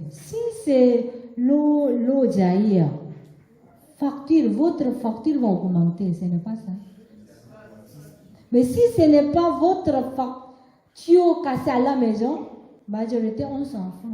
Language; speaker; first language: French; non-native, learner; Korean